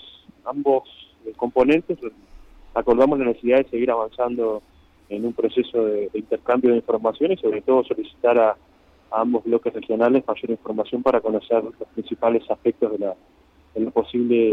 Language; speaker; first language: Spanish; native; Spanish